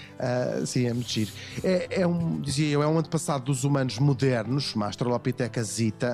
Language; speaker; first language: Portuguese; native; Portuguese